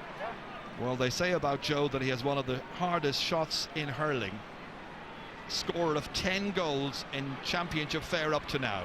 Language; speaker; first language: English; native; English